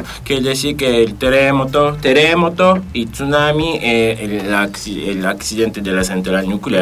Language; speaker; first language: Spanish; non-native, fluent; Japanese